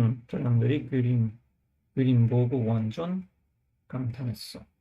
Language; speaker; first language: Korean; non-native, learner; English